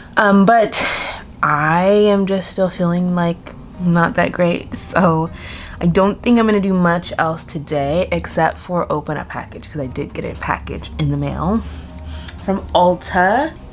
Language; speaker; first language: English; native; English